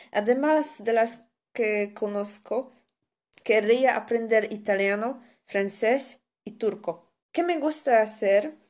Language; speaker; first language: Spanish; non-native, fluent; Polish